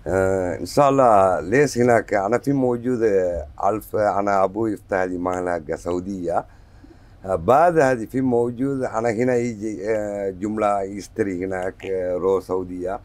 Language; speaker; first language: Arabic; non-native, learner; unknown